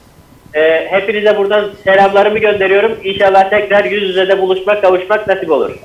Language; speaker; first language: Turkish; native; Turkish